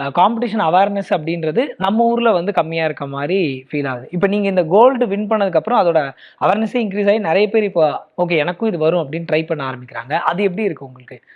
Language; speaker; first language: Tamil; native; Tamil